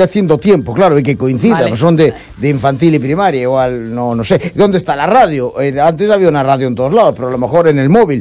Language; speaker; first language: Spanish; native; Spanish